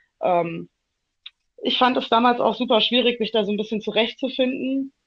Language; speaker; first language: German; early bilingual, other home language; Italian